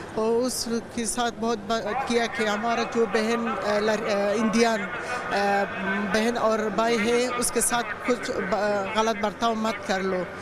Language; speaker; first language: Hindi; non-native, learner; Persian